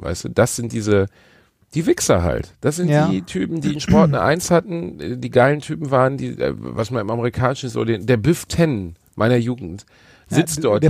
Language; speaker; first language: German; native; German